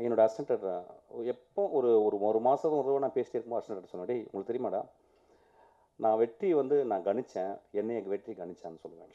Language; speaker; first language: Tamil; native; Tamil